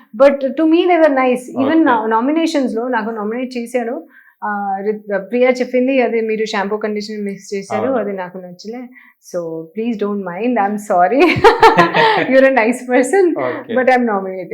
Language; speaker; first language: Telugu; non-native, learner; Hindi